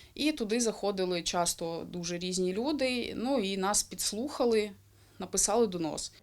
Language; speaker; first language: Ukrainian; non-native, local second language; Russian